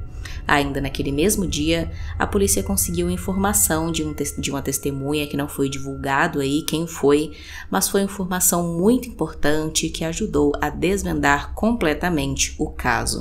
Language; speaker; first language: Portuguese; native; Portuguese